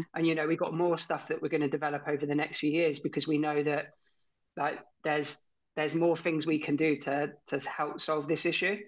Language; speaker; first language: English; native; English